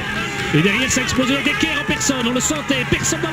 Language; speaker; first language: French; native; French